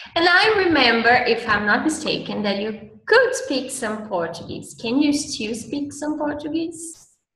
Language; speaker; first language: English; non-native, fluent; Portuguese